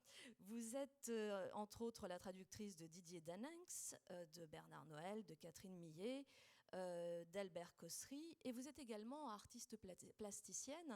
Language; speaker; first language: French; native; French